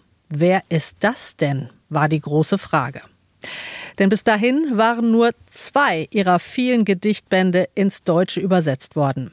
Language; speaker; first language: German; native; German